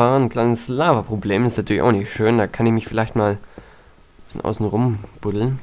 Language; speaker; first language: German; native; German